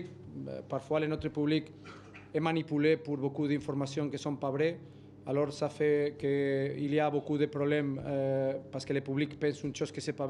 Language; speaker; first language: French; non-native, learner; Spanish